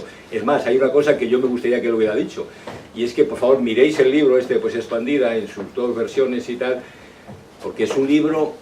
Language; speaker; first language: Spanish; native; Spanish